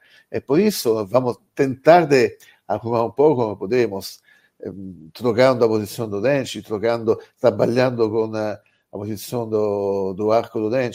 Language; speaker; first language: Portuguese; non-native, learner; Italian